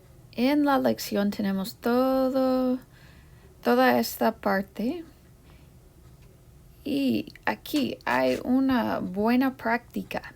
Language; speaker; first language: Spanish; non-native, fluent; English